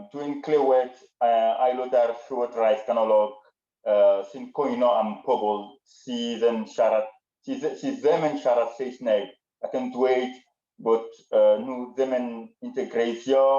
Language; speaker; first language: Welsh; non-native, learner; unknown